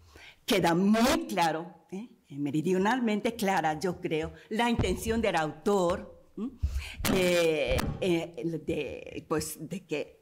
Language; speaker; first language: Spanish; non-native, fluent; Japanese